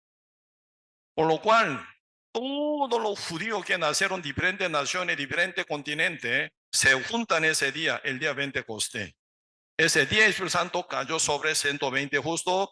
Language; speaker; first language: Spanish; non-native, learner; Korean